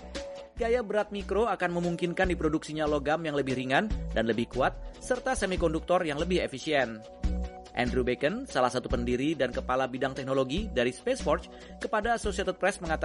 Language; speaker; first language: Indonesian; native; Indonesian